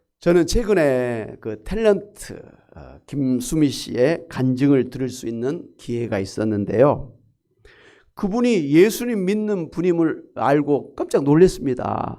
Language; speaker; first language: Korean; native; Korean